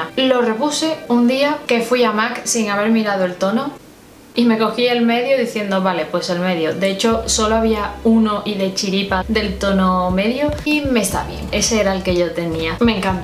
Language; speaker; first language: Spanish; native; Spanish